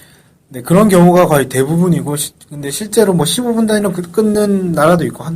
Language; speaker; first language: Korean; native; Korean